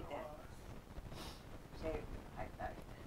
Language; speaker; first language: Finnish; native; Finnish